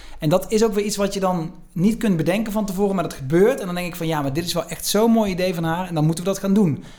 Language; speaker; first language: Dutch; native; Dutch